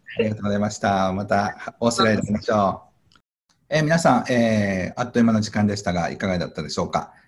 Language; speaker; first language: Japanese; native; Japanese